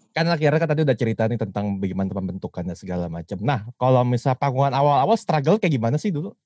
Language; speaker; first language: Indonesian; native; Indonesian